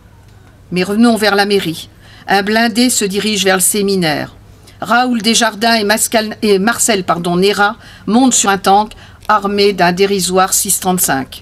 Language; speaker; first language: French; native; French